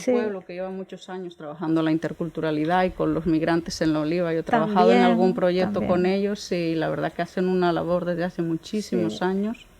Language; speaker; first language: Spanish; native; Spanish